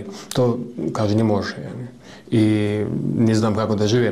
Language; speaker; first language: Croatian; non-native, learner; Arabic